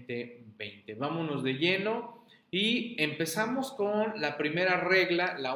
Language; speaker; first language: Spanish; native; Spanish